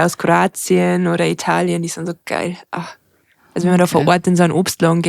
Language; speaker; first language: German; native; German